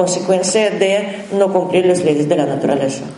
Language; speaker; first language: Spanish; non-native, learner; Russian